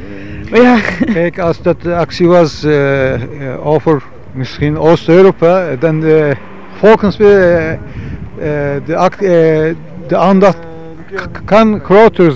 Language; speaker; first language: Dutch; non-native, fluent; Turkish